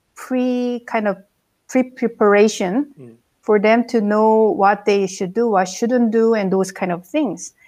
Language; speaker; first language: English; non-native, fluent; Korean